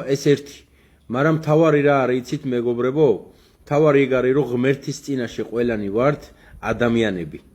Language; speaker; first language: Georgian; non-native, local second language; Azerbaijani